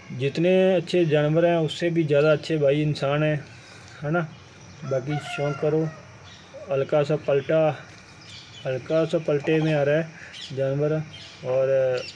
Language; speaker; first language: Hindi; non-native, local second language; Punjabi